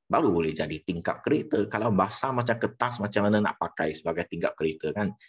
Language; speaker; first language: Malay; non-native, local second language; Chinese